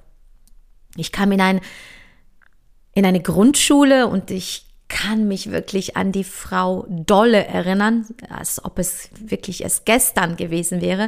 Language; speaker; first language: German; early bilingual, other home language; Polish